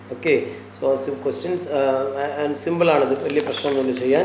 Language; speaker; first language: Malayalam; native; Malayalam